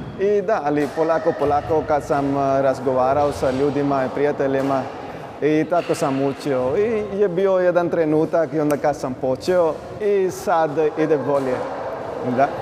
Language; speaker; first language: Croatian; non-native, learner; Punjabi